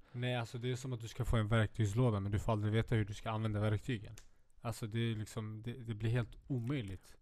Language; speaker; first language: Swedish; early bilingual, other home language; Kurdish